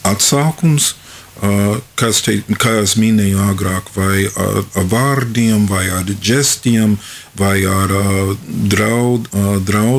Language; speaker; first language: Latvian; non-native, fluent; English